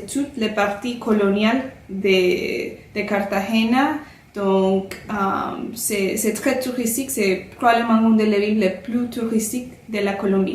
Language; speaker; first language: French; non-native, fluent; Spanish